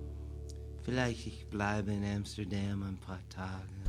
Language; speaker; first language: German; non-native, learner; English